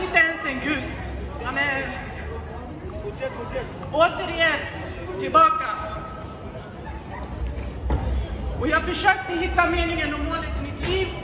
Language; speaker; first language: Swedish; non-native, fluent; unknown